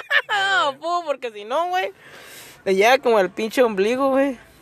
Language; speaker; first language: Spanish; early bilingual, heritage; Spanish